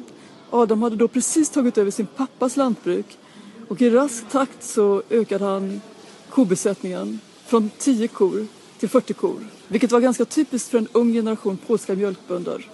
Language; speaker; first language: Swedish; native; Swedish